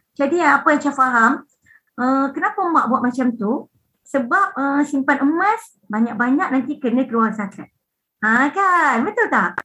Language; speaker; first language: Malay; non-native, local second language; Western Cham